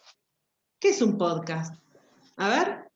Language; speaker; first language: Spanish; native; Spanish